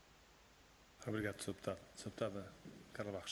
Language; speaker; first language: Portuguese; native; Portuguese